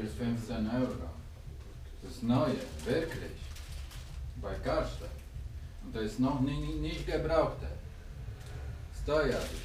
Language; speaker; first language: German; non-native, learner; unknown